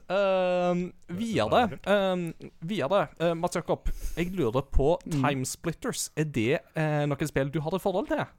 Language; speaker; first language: Norwegian; native; Norwegian